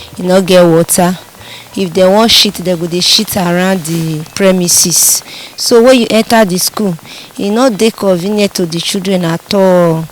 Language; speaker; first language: Nigerian Pidgin; non-native, local second language; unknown